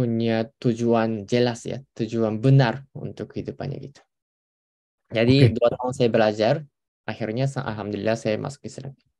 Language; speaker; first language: Indonesian; non-native, fluent; Japanese